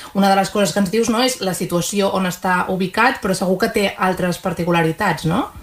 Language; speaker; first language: Catalan; native; Catalan